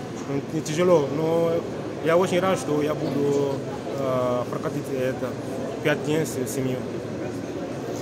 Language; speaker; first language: Russian; non-native, learner; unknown